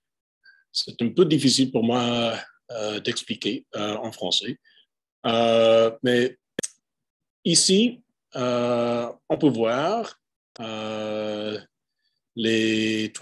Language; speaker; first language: French; non-native, fluent; English